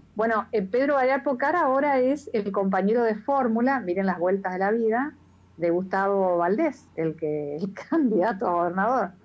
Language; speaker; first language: Spanish; native; Spanish